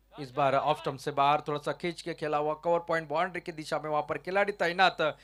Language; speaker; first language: Hindi; non-native, local second language; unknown